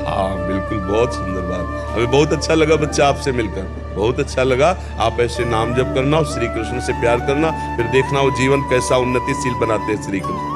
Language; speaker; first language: Hindi; native; Hindi